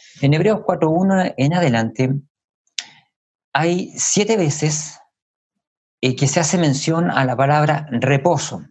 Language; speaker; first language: Spanish; native; Spanish